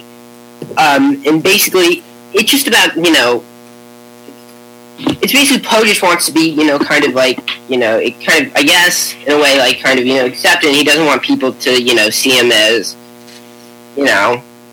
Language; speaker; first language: English; native; English